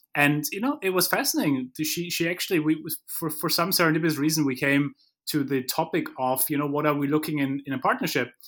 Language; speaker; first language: English; non-native, fluent; German